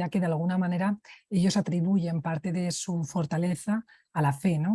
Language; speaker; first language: Spanish; native; Spanish